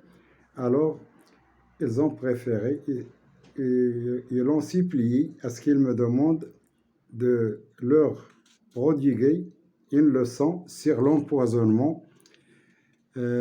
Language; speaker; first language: French; non-native, local second language; Arabic